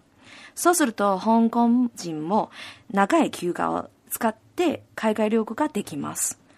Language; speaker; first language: Japanese; non-native, fluent; Cantonese